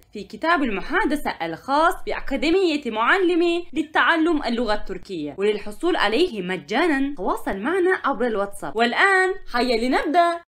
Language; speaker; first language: Arabic; non-native, learner; Turkish